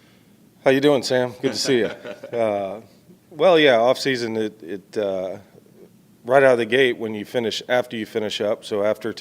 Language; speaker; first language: English; native; English